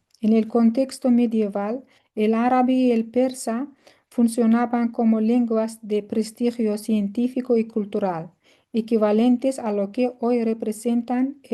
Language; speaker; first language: Spanish; non-native, fluent; Uzbek